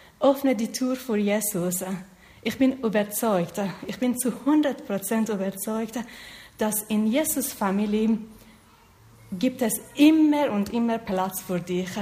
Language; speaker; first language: German; non-native, learner; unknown